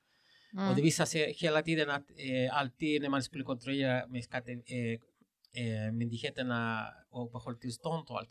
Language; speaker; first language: Swedish; non-native, fluent; Spanish